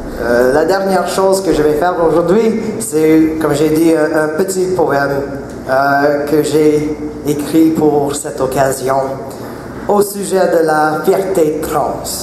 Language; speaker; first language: French; non-native, local second language; English